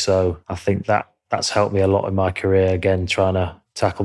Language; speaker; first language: English; native; English